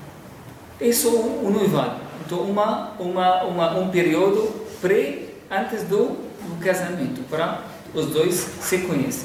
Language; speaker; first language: Portuguese; non-native, fluent; Arabic